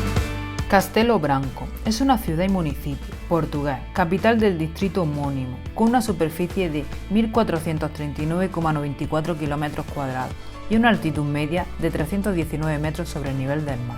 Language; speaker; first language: Spanish; native; Spanish